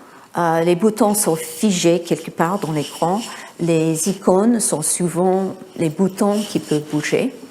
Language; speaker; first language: French; non-native, fluent; English